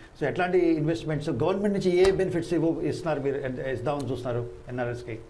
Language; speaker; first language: Telugu; native; Telugu